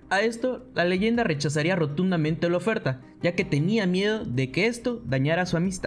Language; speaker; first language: Spanish; native; Spanish